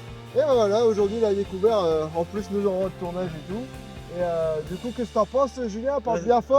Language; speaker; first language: French; native; French